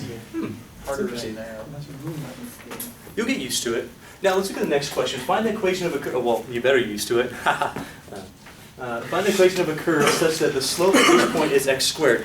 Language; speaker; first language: English; native; English